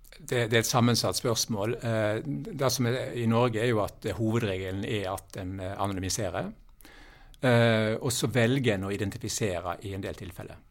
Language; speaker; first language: Norwegian; native; Norwegian